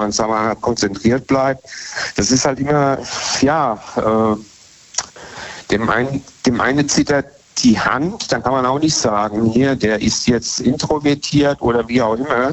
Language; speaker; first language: German; native; German